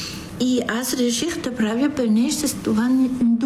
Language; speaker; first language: Bulgarian; non-native, fluent; Italian